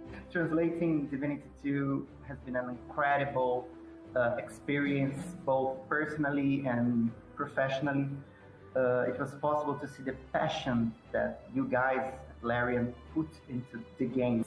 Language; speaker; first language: English; non-native, fluent; Portuguese